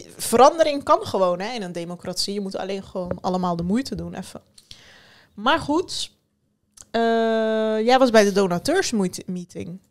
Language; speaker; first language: Dutch; early bilingual, other home language; Turkish